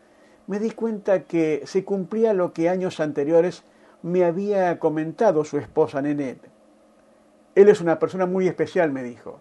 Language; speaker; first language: Spanish; native; Spanish